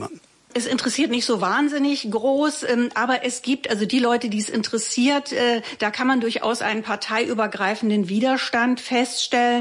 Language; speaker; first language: German; native; German